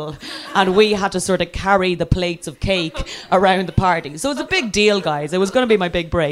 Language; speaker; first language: English; native; English